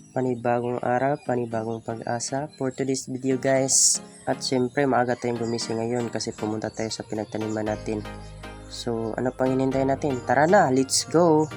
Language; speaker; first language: Filipino; non-native, local second language; Cebuano